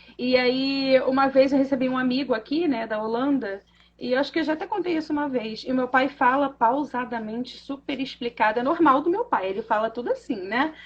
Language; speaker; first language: Portuguese; native; Portuguese